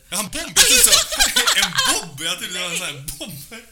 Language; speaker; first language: Swedish; native; Swedish